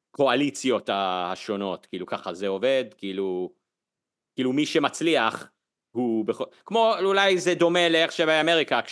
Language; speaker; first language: Hebrew; non-native, fluent; English